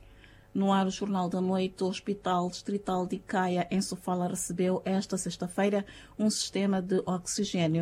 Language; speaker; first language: Portuguese; native; Portuguese